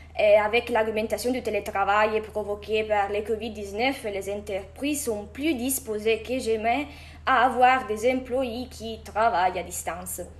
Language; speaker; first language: French; non-native, learner; Italian